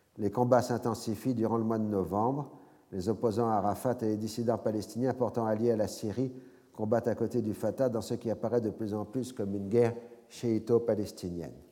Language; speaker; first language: French; native; French